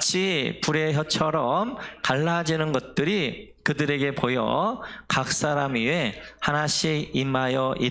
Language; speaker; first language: Korean; native; Korean